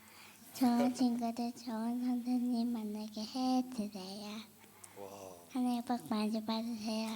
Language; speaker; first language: Korean; early bilingual, heritage; Korean